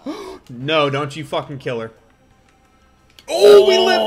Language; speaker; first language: English; native; English